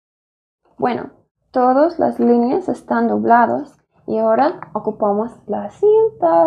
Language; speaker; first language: Spanish; non-native, fluent; English